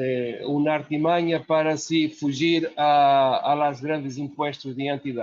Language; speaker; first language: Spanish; non-native, learner; Portuguese